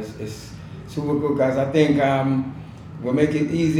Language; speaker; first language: English; non-native, local second language; Jamaican Creole English